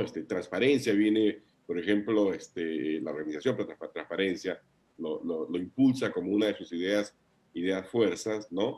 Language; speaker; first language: Spanish; native; Spanish